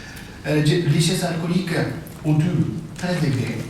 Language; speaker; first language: French; non-native, fluent; Japanese